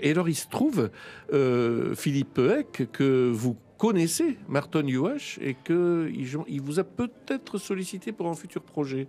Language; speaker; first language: French; native; French